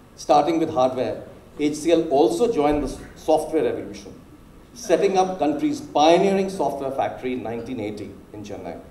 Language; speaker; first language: English; non-native, local second language; Hindi